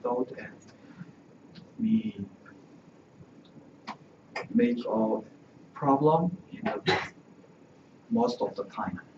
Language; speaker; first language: English; non-native, learner; Korean